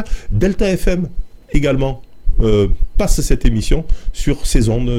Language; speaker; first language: French; native; French